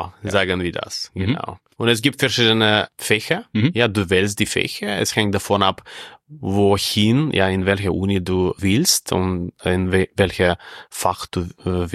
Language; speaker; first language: German; non-native, fluent; Russian